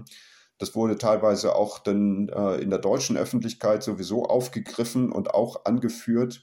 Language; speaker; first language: German; native; German